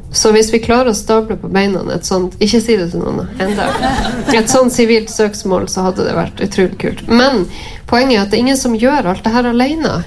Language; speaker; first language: Norwegian; native; Norwegian